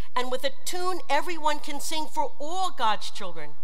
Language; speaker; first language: English; native; English